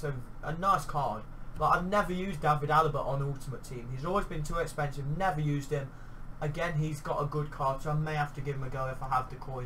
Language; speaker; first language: English; native; English